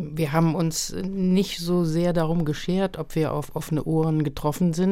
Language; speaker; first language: German; native; German